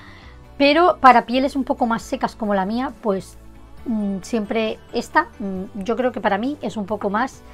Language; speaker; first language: Spanish; native; Spanish